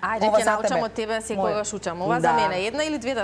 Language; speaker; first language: Macedonian; native; Macedonian